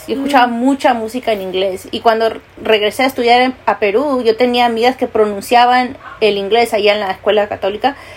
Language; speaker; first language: Spanish; native; Spanish